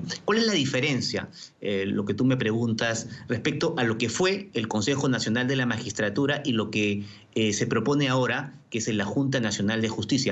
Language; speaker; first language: Spanish; native; Spanish